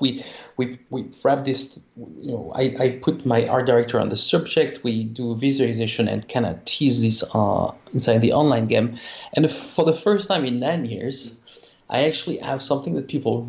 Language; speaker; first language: English; non-native, fluent; French